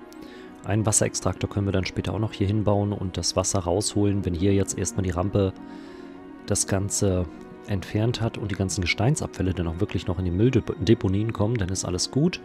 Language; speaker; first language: German; native; German